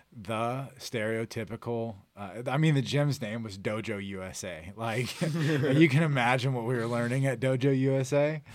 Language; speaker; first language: English; native; English